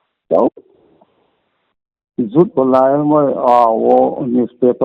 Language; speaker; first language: Hindi; non-native, local second language; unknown